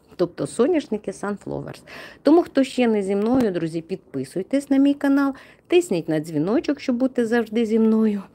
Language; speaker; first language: Ukrainian; non-native, local second language; Russian